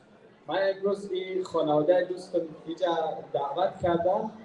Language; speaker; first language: Persian; non-native, learner; German